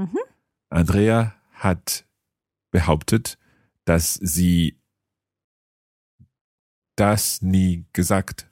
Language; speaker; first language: German; non-native, fluent; English